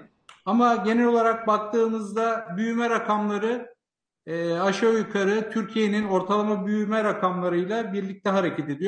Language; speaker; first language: Turkish; native; Turkish